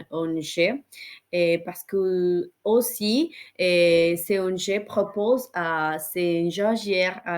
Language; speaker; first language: French; non-native, learner; Spanish